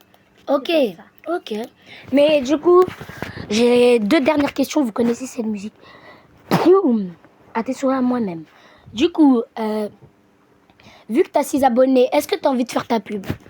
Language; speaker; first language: French; native; French